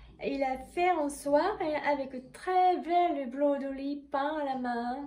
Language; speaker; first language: French; non-native, fluent; Japanese